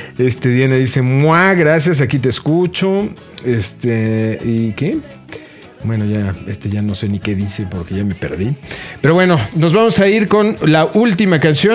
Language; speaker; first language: Spanish; native; Spanish